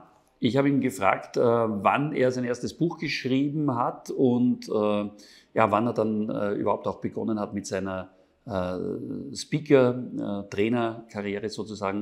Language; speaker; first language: German; native; German